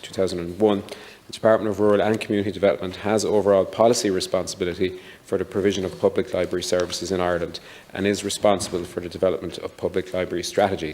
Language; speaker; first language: English; native; English